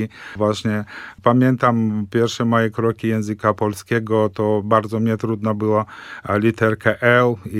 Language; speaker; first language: Polish; early bilingual, heritage; Polish